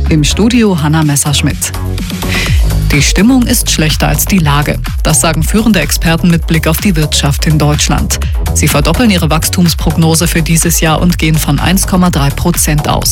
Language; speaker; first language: German; native; German